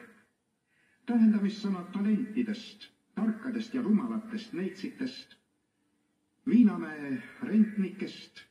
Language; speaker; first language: Estonian; native; Estonian